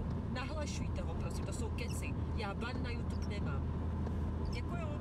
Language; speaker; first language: Czech; native; Czech